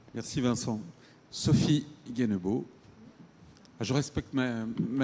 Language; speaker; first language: French; native; French